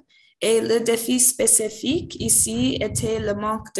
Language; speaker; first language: French; non-native, fluent; English